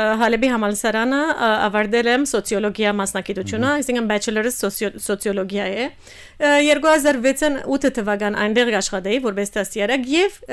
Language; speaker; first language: Armenian; early bilingual, heritage; Armenian